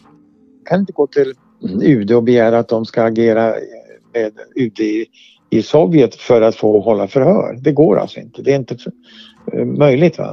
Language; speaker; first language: Swedish; native; Swedish